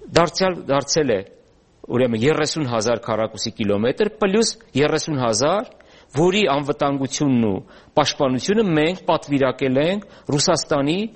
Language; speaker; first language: Armenian; native; Armenian